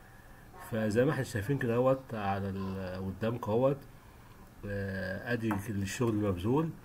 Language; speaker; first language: Arabic; native; Arabic